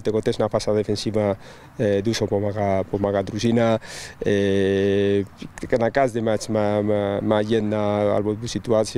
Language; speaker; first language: Polish; non-native, learner; Spanish